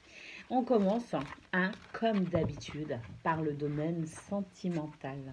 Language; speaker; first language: French; native; French